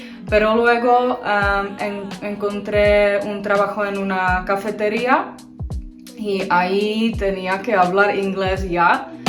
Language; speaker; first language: Spanish; non-native, fluent; Czech